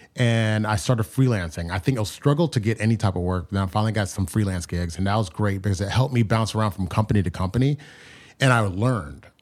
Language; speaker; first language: English; native; English